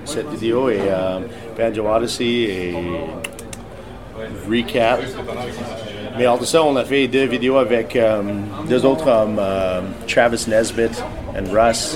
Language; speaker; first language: French; non-native, local second language; English